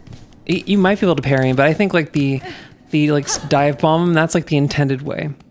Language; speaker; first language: English; native; English